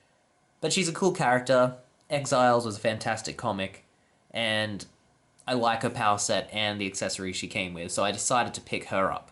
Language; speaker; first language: English; native; English